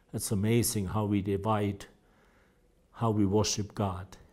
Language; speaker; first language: English; non-native, fluent; German